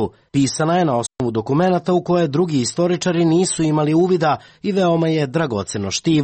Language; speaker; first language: Serbian; native; Serbian